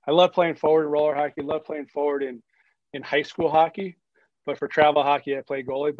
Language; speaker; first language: English; native; English